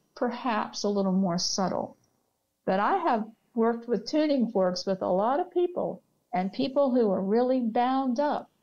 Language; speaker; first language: English; native; English